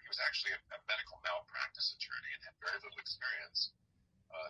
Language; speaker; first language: English; native; English